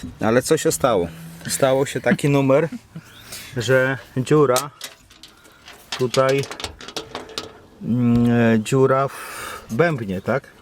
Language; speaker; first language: Polish; native; Polish